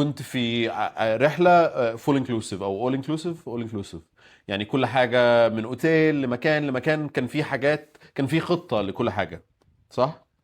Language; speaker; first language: Arabic; native; Arabic